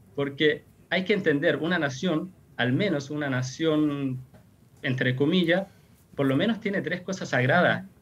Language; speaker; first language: Spanish; non-native, fluent; Persian